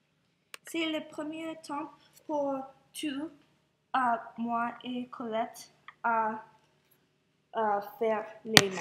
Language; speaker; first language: French; non-native, learner; English